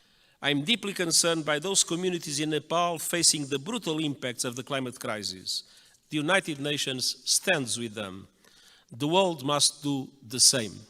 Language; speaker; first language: English; non-native, fluent; Portuguese